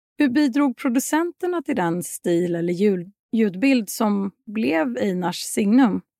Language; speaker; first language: Swedish; native; Swedish